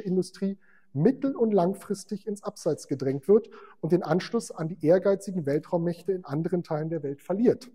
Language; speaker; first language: German; native; German